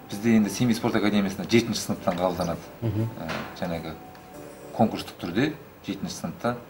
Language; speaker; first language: Kazakh; native; Kazakh